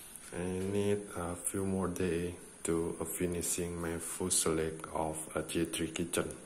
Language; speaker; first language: English; non-native, learner; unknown